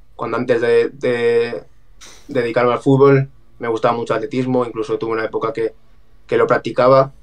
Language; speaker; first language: Spanish; native; Spanish